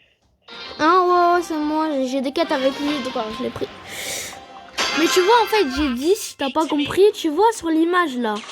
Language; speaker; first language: French; native; French